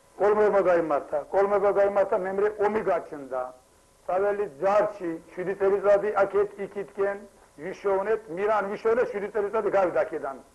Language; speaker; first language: Georgian; non-native, local second language; Turkish